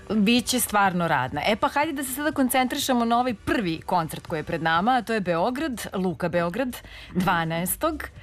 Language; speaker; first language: Serbian; native; Serbian